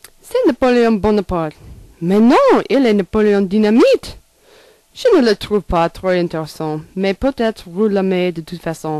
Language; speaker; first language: French; non-native, learner; English